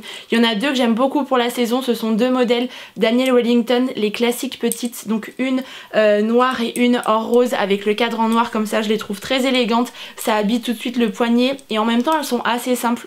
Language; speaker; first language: French; native; French